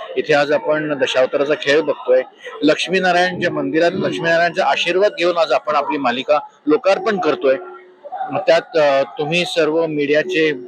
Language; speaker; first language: Marathi; native; Marathi